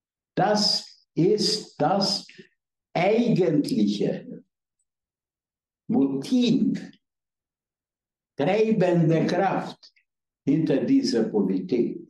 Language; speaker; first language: German; non-native, fluent; Hungarian